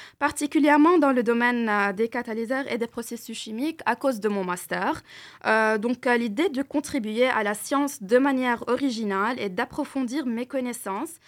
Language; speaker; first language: French; non-native, local second language; Arabic